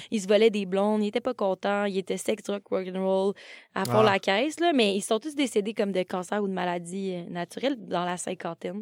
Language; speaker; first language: French; native; French